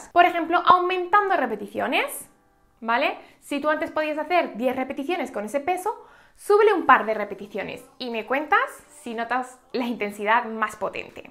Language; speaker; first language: Spanish; native; Spanish